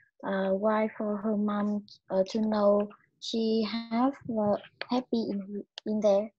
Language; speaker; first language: English; non-native, learner; Vietnamese